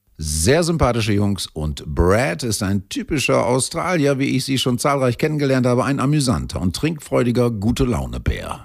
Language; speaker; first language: German; native; German